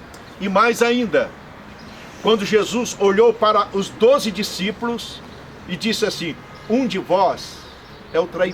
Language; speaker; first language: Portuguese; native; Portuguese